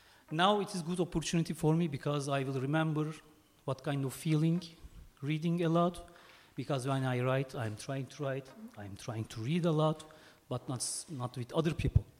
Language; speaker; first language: English; non-native, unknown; Turkish